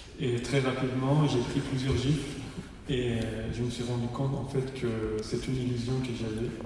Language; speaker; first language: French; non-native, fluent; Persian